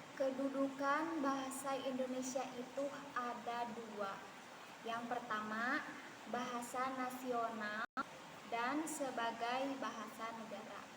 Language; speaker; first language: Indonesian; non-native, local second language; Sundanese